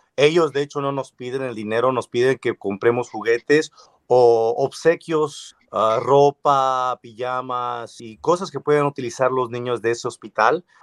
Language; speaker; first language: Spanish; early bilingual, other home language; English